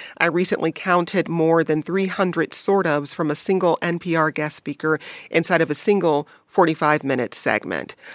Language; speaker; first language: English; native; English